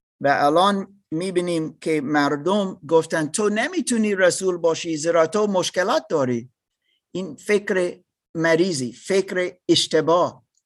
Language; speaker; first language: Persian; non-native, learner; English